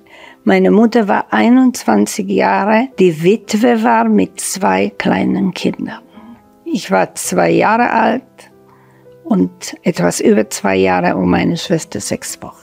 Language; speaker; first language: German; non-native, fluent; Slovak